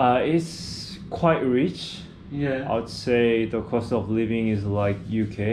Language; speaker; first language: English; non-native, learner; Korean